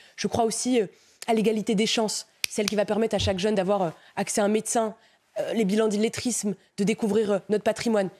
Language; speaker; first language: French; native; French